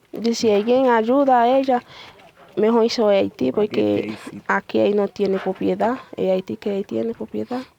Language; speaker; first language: Spanish; non-native, learner; Haitian Creole